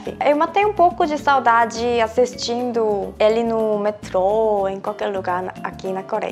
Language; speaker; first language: Portuguese; non-native, fluent; Korean